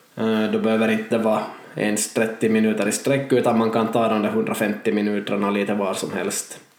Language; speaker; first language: Swedish; native; Swedish